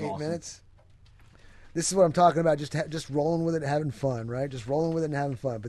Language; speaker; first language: English; native; English